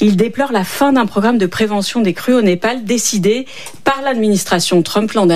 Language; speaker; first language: French; native; French